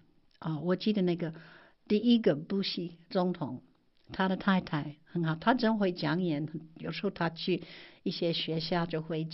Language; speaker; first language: Chinese; non-native, fluent; English